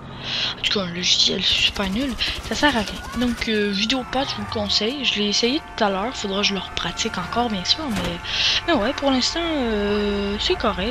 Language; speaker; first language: French; native; French